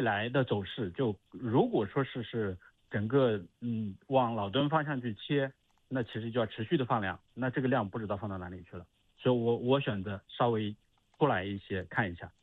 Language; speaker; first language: Chinese; native; Chinese